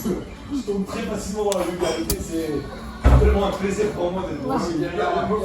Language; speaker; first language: French; native; French